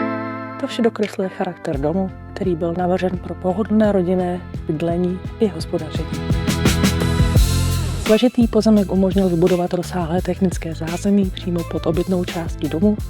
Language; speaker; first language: Czech; native; Czech